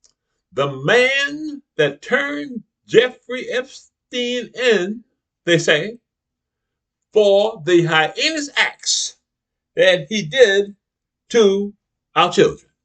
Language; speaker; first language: English; native; English